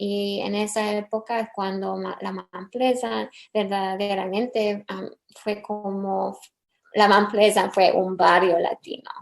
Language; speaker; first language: Spanish; early bilingual, heritage; English